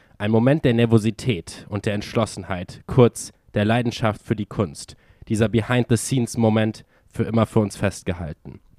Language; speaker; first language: German; native; German